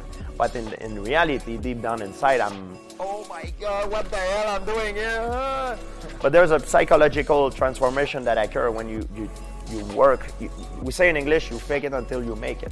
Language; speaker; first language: English; non-native, local second language; French